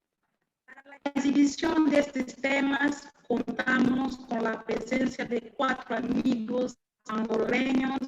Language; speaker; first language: Spanish; non-native, fluent; Portuguese